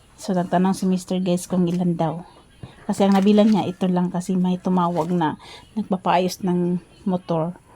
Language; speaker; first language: Filipino; non-native, local second language; Cebuano